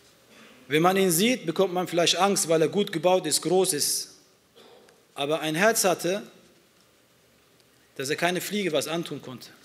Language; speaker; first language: German; early bilingual, other home language; Turkish